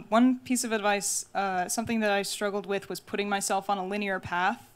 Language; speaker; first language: English; native; English